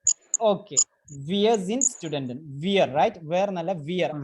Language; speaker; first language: German; non-native, learner; Malayalam